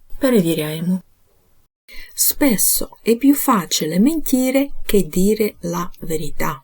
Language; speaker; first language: Italian; non-native, fluent; Ukrainian